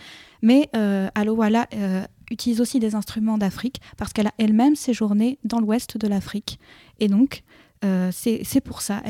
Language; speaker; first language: French; native; French